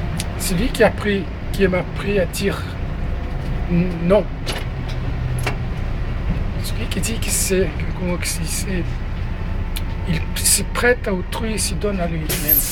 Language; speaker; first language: French; non-native, fluent; Portuguese